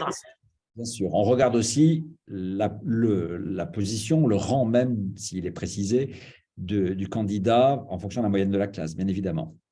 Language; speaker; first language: French; native; French